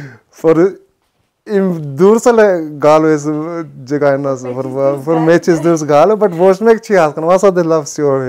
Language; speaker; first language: Armenian; non-native, learner; Hindi